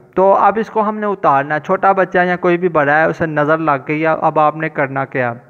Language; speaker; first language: Urdu; non-native, local second language; Punjabi